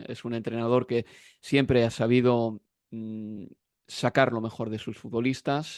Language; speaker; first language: Spanish; native; Spanish